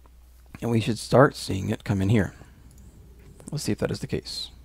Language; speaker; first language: English; native; English